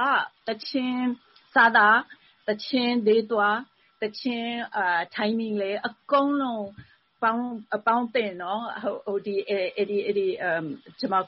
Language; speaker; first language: Burmese; non-native, fluent; English